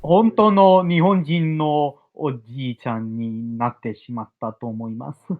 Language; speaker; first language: Japanese; non-native, learner; English